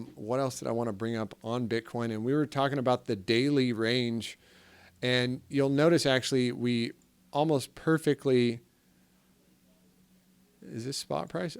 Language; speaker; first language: English; native; English